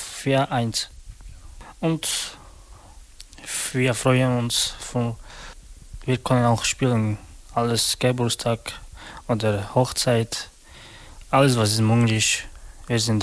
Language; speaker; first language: German; non-native, learner; Romany